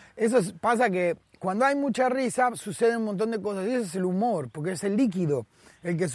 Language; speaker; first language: Spanish; native; Spanish